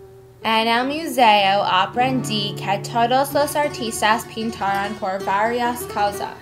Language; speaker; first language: Spanish; non-native, learner; English